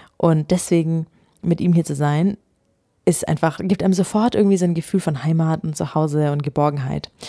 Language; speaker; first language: German; native; German